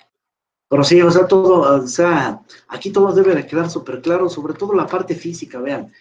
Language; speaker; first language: Spanish; native; Spanish